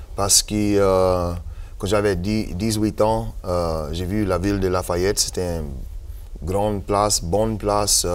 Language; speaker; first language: French; non-native, local second language; English